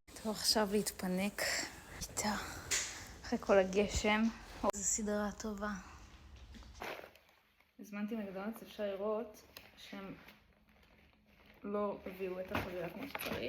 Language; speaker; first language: Hebrew; native; Hebrew